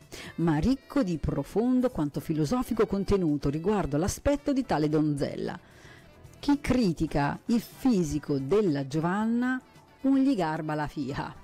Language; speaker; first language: Italian; native; Italian